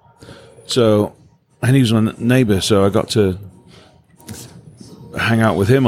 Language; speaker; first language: English; native; English